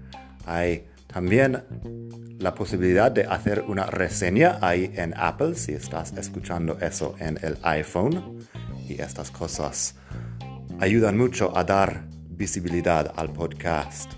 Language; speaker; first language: Spanish; non-native, fluent; English